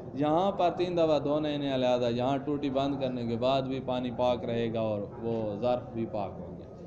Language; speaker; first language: Urdu; non-native, local second language; Punjabi